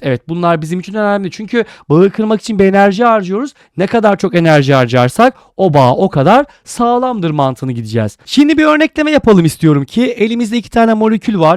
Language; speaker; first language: Turkish; native; Turkish